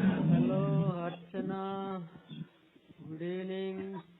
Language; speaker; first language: English; non-native, local second language; Telugu